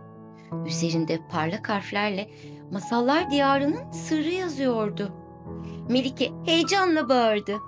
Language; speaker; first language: Turkish; native; Turkish